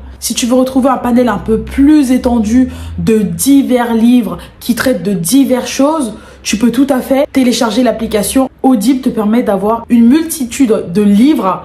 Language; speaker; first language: French; native; French